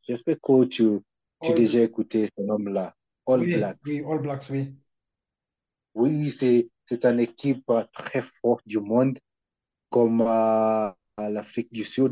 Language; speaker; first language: French; non-native, learner; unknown